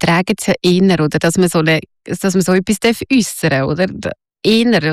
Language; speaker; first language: German; native; German